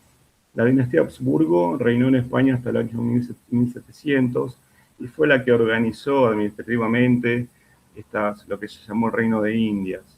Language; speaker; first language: Spanish; native; Spanish